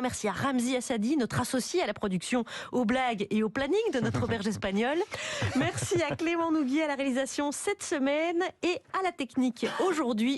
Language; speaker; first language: French; native; French